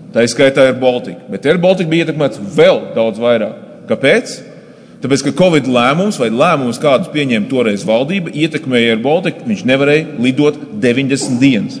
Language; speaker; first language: Latvian; native; Latvian